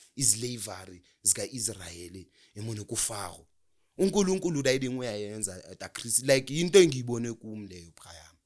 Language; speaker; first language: Zulu; non-native, local second language; Xhosa